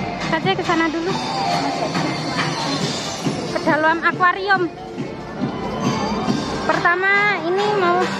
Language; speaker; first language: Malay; non-native, local second language; Javanese